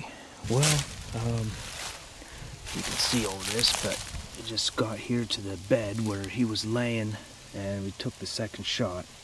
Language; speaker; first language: English; native; English